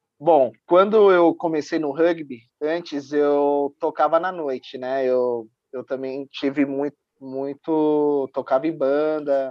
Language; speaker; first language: Portuguese; native; Portuguese